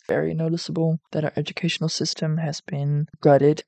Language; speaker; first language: English; non-native, fluent; Dutch